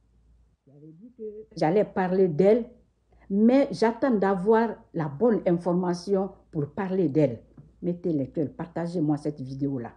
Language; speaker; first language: French; non-native, local second language; Susu